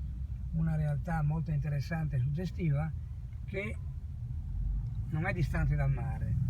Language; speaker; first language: Italian; native; Italian